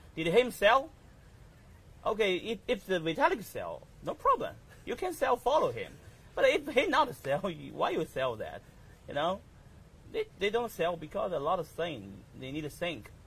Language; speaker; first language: English; non-native, learner; Chinese